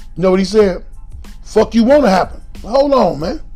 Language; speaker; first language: English; native; English